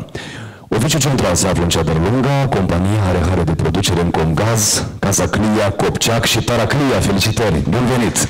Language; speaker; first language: Romanian; native; Romanian